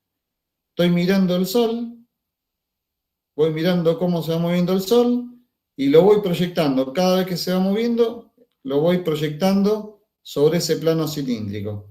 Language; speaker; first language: Spanish; native; Spanish